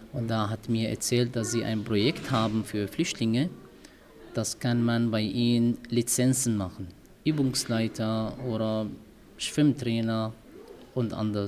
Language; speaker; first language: German; non-native, learner; Arabic